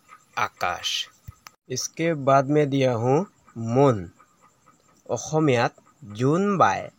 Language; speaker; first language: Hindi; non-native, local second language; Assamese